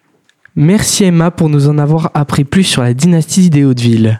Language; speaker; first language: French; native; French